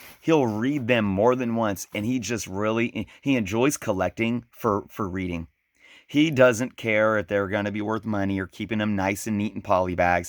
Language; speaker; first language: English; native; English